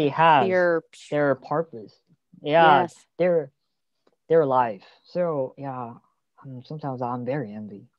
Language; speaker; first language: English; non-native, learner; Korean